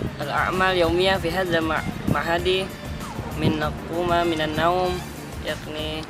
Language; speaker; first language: Arabic; non-native, learner; Indonesian